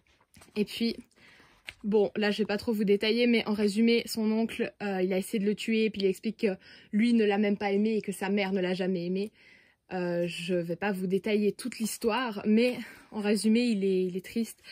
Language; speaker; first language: French; native; French